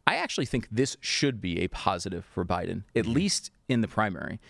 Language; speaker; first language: English; native; English